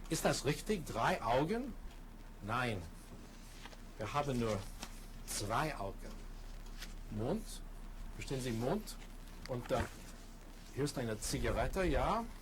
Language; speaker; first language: German; non-native, fluent; English